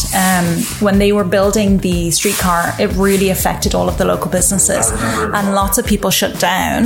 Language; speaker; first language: English; native; English